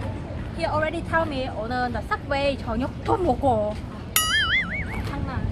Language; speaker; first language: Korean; non-native, learner; Vietnamese